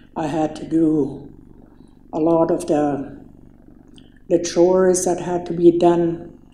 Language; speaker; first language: English; native; English